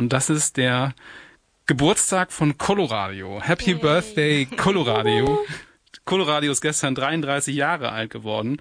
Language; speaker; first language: German; native; German